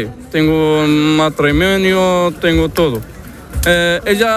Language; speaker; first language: Spanish; non-native, learner; Arabic